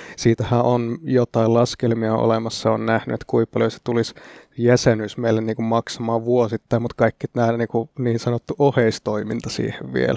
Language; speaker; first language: Finnish; native; Finnish